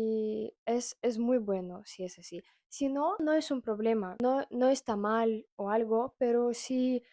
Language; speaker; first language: Spanish; non-native, fluent; Russian